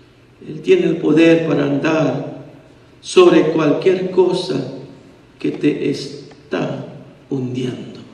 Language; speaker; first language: Spanish; early bilingual, heritage; Spanish